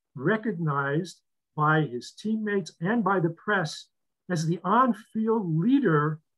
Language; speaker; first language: English; native; English